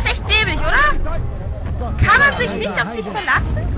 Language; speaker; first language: German; native; German